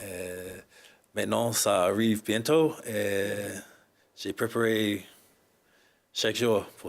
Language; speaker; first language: French; non-native, learner; English